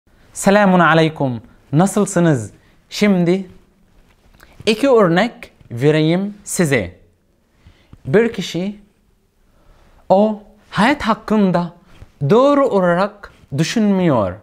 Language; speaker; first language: Turkish; non-native, learner; Arabic